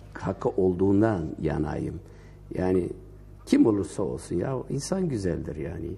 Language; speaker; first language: Turkish; non-native, local second language; Kurdish